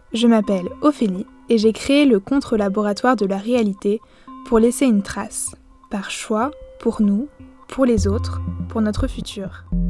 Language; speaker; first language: French; native; French